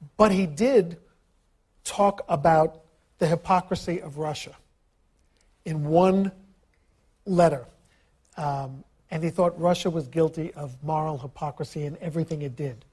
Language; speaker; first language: English; early bilingual, other home language; Ukrainian